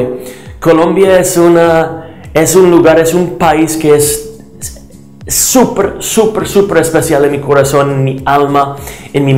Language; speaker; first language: Spanish; non-native, fluent; English